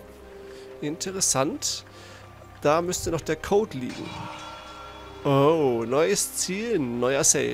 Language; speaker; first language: German; native; German